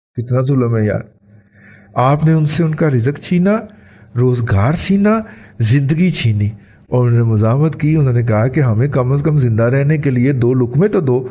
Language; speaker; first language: Urdu; non-native, local second language; Punjabi